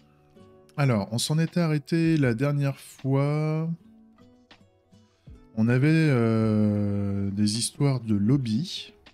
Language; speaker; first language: French; native; French